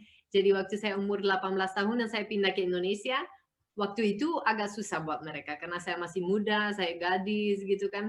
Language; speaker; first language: Indonesian; non-native, fluent; Dutch